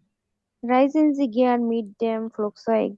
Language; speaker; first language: German; non-native, learner; Bangla